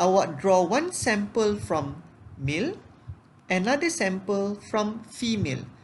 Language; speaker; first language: English; non-native, local second language; Malay